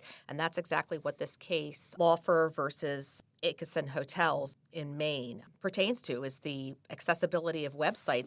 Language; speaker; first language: English; native; English